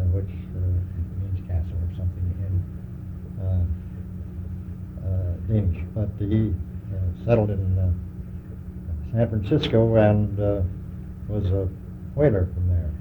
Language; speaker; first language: English; native; English